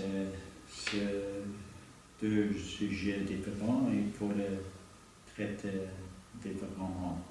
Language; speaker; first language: French; non-native, learner; Norwegian